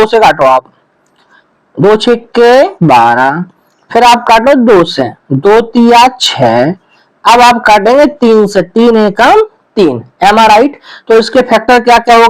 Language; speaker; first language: Hindi; native; Hindi